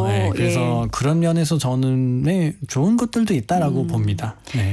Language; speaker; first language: Korean; non-native, fluent; Nepali